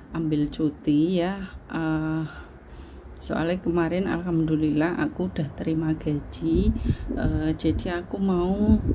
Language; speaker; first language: Indonesian; non-native, local second language; Javanese